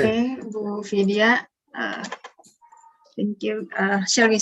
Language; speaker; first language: English; non-native, learner; Indonesian